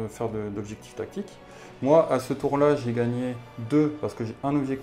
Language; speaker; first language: French; native; French